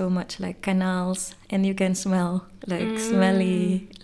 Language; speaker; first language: English; non-native, local second language; Cebuano